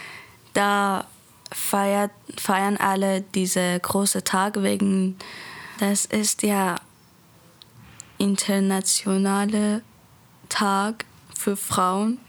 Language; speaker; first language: German; non-native, learner; Persian